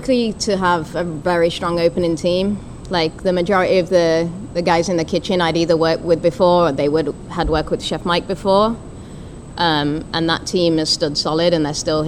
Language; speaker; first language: English; native; English